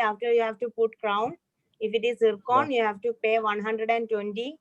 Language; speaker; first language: English; non-native, learner; Malayalam